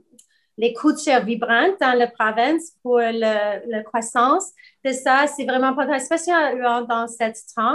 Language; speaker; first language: French; non-native, learner; English